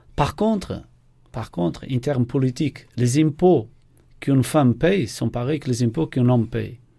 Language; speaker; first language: French; non-native, fluent; Portuguese